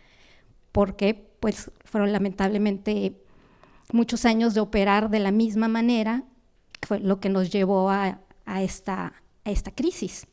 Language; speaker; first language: Spanish; native; Spanish